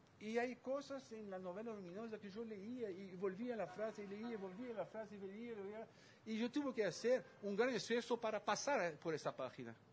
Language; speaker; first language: Spanish; non-native, fluent; Dutch